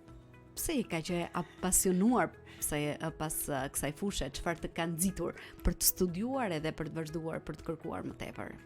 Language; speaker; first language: Albanian; native; Albanian